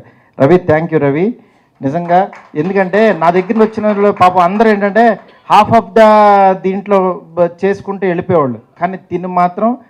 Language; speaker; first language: Telugu; native; Telugu